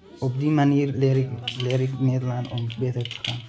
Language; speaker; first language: Dutch; non-native, learner; Tigrinya